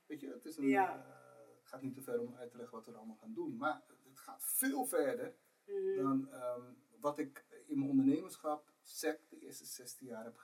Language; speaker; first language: Dutch; native; Dutch